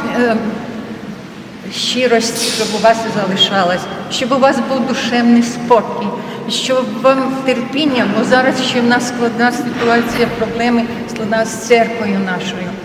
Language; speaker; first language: Ukrainian; non-native, local second language; Russian